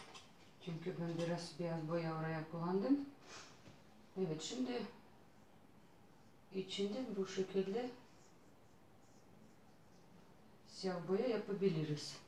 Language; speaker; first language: Turkish; non-native, learner; Russian